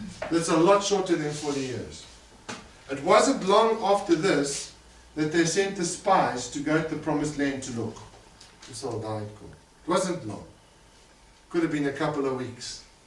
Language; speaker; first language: English; native; English